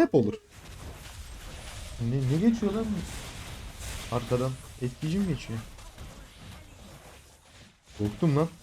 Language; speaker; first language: Turkish; native; Turkish